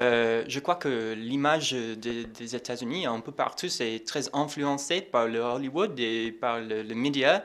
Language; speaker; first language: French; non-native, fluent; English